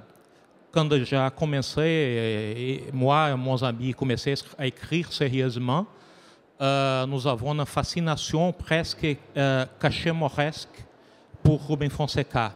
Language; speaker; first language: French; non-native, learner; Portuguese